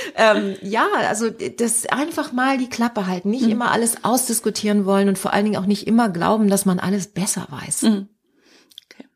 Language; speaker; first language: German; native; German